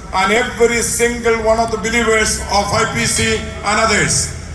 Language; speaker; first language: English; non-native, local second language; Malayalam